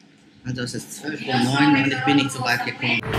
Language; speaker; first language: German; non-native, fluent; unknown